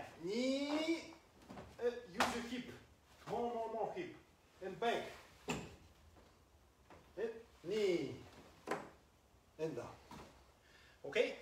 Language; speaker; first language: English; non-native, learner; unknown